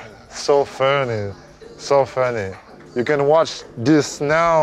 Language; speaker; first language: English; non-native, learner; French